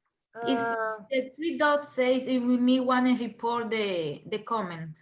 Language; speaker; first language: English; non-native, learner; Spanish